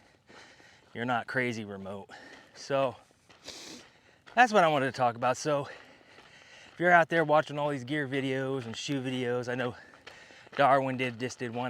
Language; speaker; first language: English; native; English